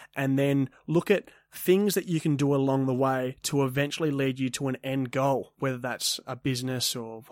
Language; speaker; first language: English; native; English